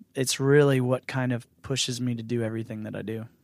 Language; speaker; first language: English; native; English